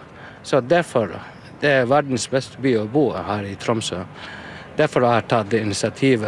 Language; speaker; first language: Norwegian; non-native, learner; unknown